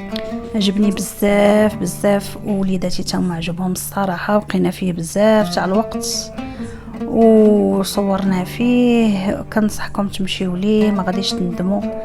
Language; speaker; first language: Arabic; native; Arabic